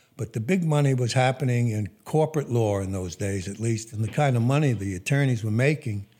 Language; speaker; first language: English; native; English